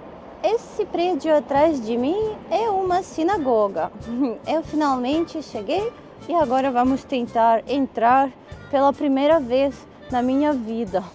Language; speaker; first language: Portuguese; non-native, fluent; Armenian